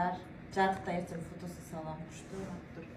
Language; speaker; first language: Turkish; non-native, learner; Kazakh